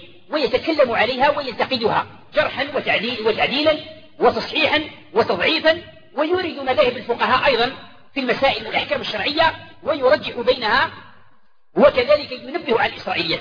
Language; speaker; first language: Arabic; native; Arabic